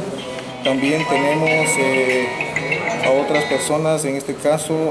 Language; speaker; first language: Spanish; native; Spanish